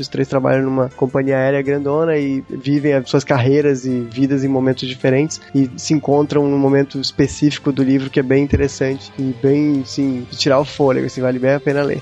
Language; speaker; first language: Portuguese; native; Portuguese